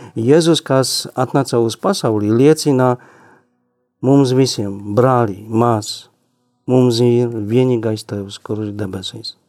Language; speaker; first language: Latvian; non-native, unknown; Polish